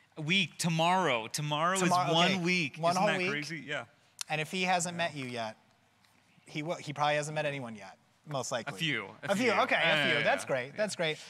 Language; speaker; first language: English; native; English